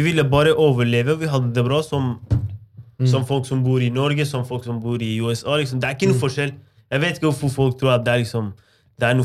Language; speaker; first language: Norwegian; non-native, fluent; Arabic